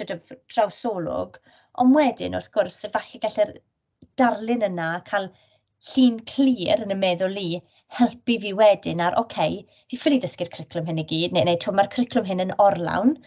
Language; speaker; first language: Welsh; native; Welsh